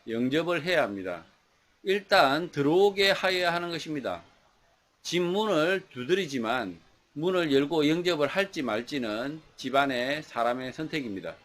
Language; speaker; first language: Korean; native; Korean